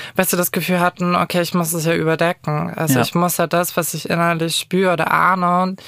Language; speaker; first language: German; native; German